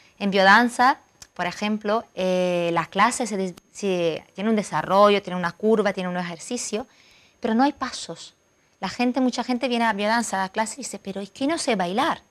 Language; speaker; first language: Spanish; non-native, fluent; Italian